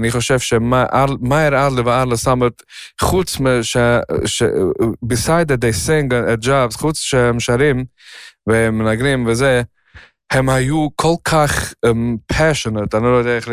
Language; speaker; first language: Hebrew; non-native, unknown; Yiddish